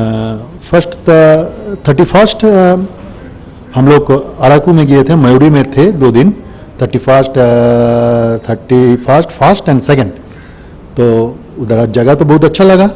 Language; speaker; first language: Hindi; non-native, local second language; Bangla